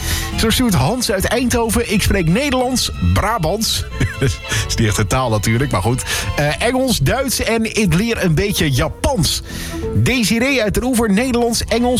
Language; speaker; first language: Dutch; native; Dutch